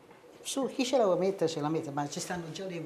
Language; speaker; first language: Italian; native; Italian